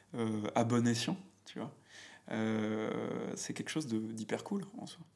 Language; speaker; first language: French; native; French